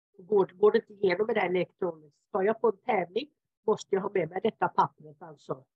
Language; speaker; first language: Swedish; native; Swedish